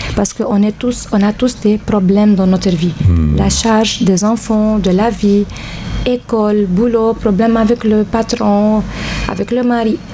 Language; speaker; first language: French; non-native, local second language; Arabic